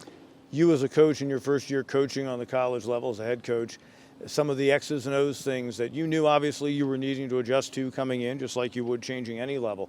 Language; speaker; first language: English; native; English